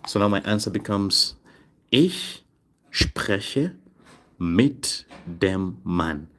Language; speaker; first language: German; non-native, fluent; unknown